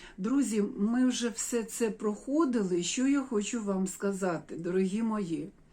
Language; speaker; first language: Ukrainian; non-native, local second language; Russian